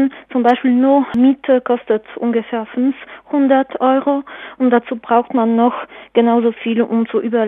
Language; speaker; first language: German; non-native, fluent; Polish